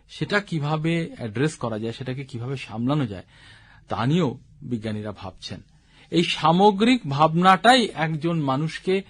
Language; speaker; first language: Bangla; native; Bangla